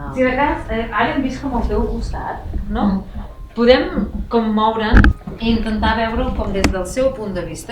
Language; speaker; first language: Catalan; native; Catalan